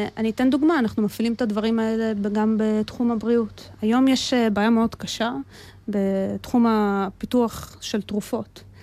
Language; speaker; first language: Hebrew; early bilingual, other home language; Russian